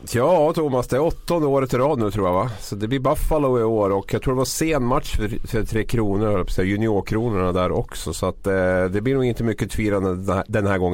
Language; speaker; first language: Swedish; native; Swedish